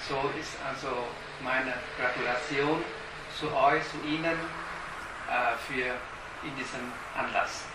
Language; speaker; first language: German; non-native, fluent; Vietnamese